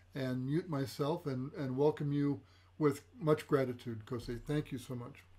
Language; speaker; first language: English; native; English